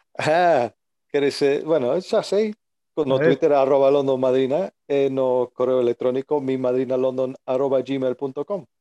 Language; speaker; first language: Galician; early bilingual, heritage; Galician